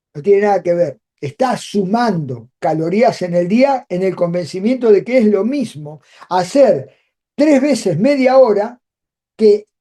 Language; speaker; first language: Spanish; native; Spanish